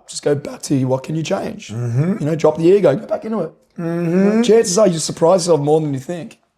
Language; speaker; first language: English; native; English